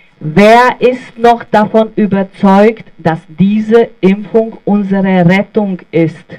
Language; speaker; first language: German; non-native, fluent; Bosnian